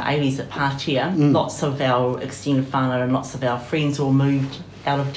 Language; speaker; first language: English; native; English